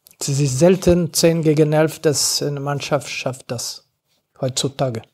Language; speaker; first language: German; non-native, fluent; French